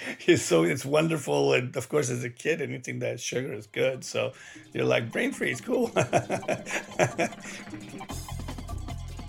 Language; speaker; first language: English; early bilingual, other home language; Spanish